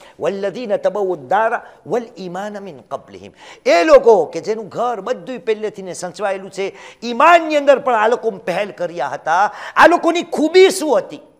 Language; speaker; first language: Gujarati; early bilingual, heritage; Gujarati